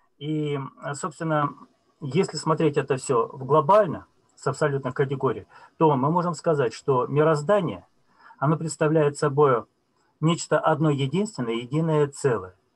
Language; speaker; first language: Russian; native; Russian